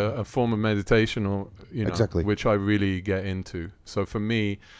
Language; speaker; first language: English; early bilingual, other home language; Italian